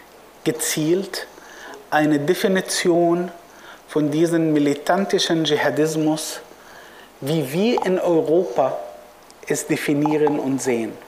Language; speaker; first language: German; non-native, fluent; Arabic